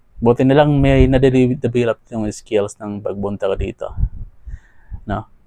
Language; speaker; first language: Filipino; non-native, local second language; Cebuano